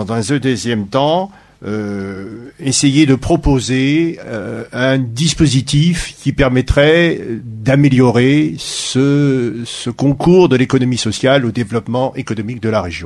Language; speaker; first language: French; native; French